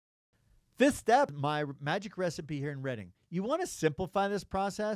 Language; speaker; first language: English; native; English